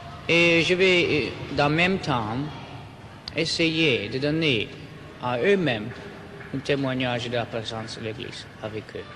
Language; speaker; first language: French; non-native, fluent; Italian